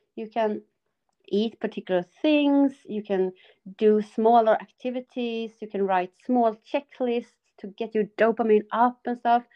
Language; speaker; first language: English; non-native, fluent; Swedish